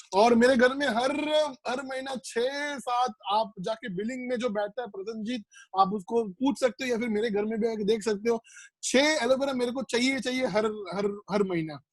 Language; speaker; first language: Hindi; non-native, local second language; Bangla